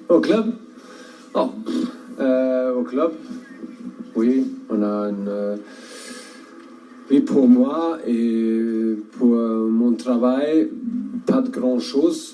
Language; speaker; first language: French; non-native, learner; German